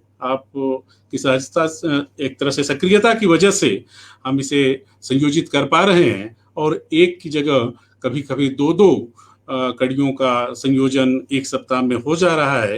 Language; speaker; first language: Hindi; native; Hindi